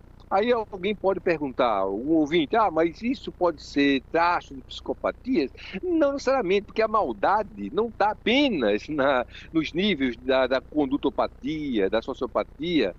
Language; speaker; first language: Portuguese; native; Portuguese